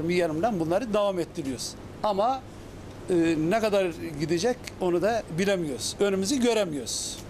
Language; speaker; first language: Turkish; native; Turkish